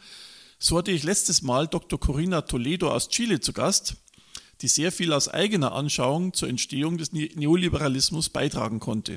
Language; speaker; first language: German; native; German